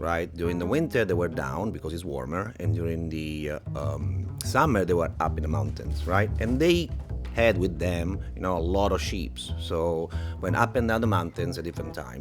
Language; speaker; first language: English; non-native, fluent; Italian